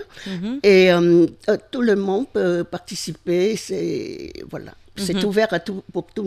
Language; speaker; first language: French; non-native, fluent; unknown